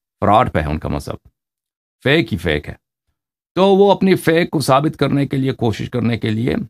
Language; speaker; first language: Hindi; non-native, fluent; Persian